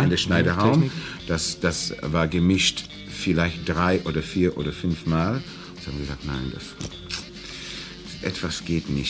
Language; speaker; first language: German; non-native, learner; English